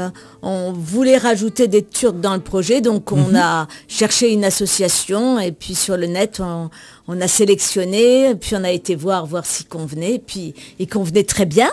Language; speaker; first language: French; native; French